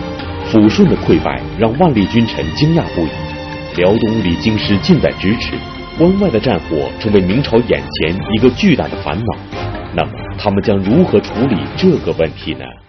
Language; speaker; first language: Chinese; native; Chinese